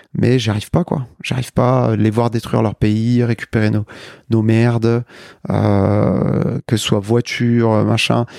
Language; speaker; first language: French; native; French